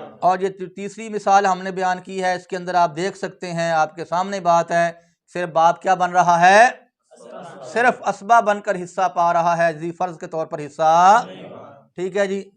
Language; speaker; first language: Urdu; non-native, local second language; Punjabi